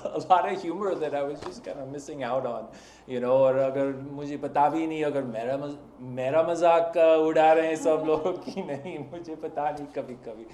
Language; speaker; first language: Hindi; non-native, fluent; English